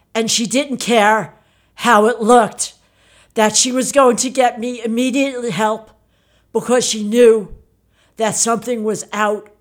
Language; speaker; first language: English; early bilingual, other home language; Italian